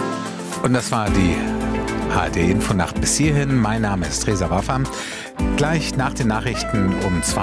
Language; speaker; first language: German; native; German